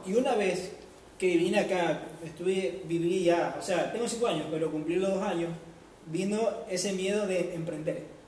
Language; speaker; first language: Spanish; native; Spanish